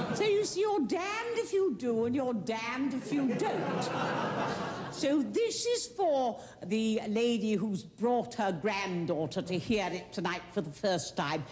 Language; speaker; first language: English; native; English